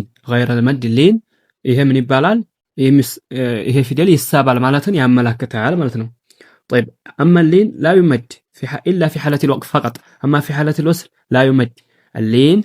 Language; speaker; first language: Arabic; non-native, fluent; Amharic